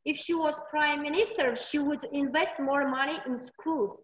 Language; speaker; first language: English; non-native, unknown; Uzbek